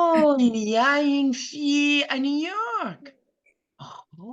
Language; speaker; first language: French; non-native, fluent; English